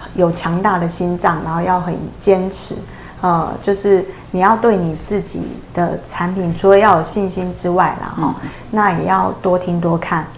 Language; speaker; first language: Chinese; native; Chinese